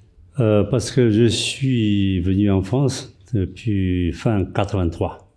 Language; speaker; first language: French; non-native, fluent; Chinese